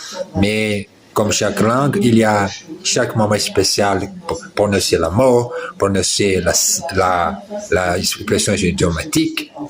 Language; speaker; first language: French; non-native, learner; Portuguese